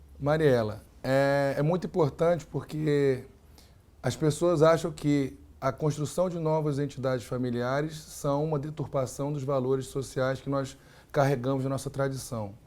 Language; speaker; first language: Portuguese; native; Portuguese